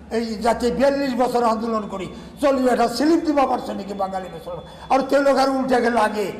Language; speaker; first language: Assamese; non-native, local second language; Bangla